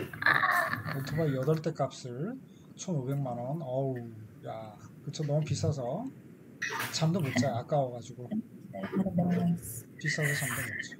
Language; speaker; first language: Korean; native; Korean